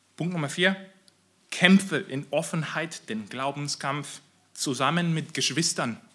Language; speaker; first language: German; non-native, fluent; Spanish